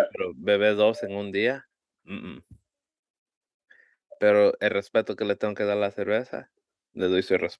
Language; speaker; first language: Spanish; early bilingual, heritage; Spanish